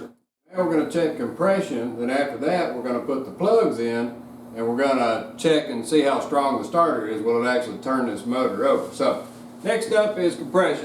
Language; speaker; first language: English; native; English